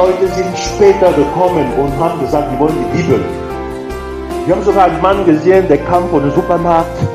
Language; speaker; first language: German; non-native, learner; French